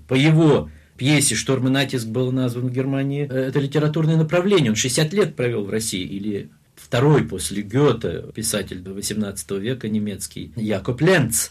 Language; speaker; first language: Russian; non-native, local second language; German